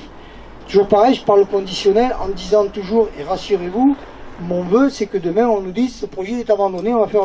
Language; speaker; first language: French; native; French